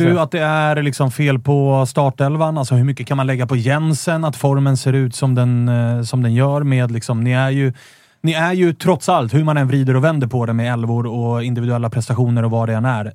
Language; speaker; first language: Swedish; native; Swedish